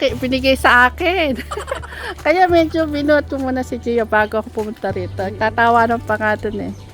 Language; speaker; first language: Filipino; native; Filipino